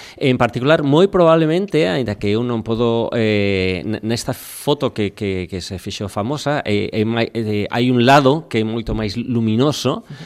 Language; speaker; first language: Galician; non-native, local second language; Spanish